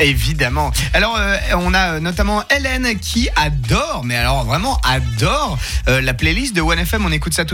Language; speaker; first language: French; native; French